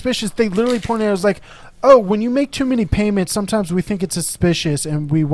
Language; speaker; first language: English; native; English